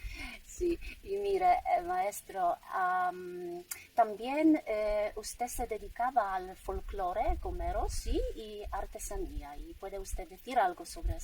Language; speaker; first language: Spanish; non-native, fluent; Polish